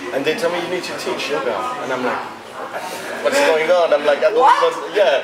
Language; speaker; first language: English; non-native, fluent; French